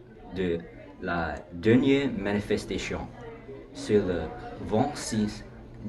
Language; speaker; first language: French; non-native, learner; English